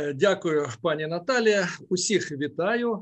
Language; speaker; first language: Ukrainian; native; Ukrainian